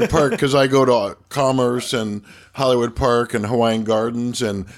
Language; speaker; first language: English; native; English